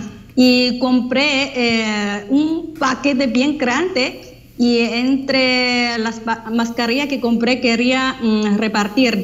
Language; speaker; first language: Spanish; non-native, fluent; Chinese